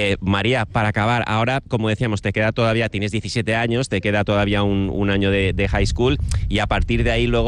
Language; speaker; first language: Spanish; native; Spanish